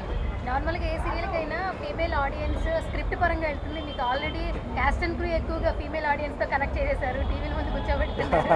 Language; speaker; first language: Telugu; native; Telugu